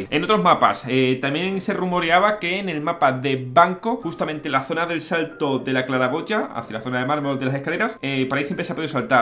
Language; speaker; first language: Spanish; native; Spanish